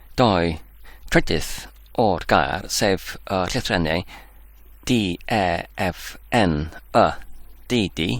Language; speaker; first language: Welsh; non-native, learner; Dutch